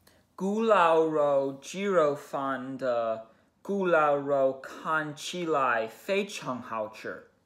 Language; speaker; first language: Chinese; non-native, learner; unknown